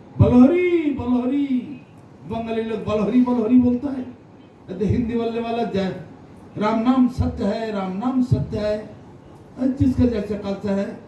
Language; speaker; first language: Hindi; non-native, local second language; Bangla